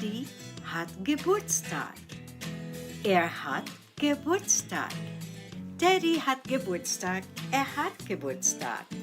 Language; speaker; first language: German; non-native, fluent; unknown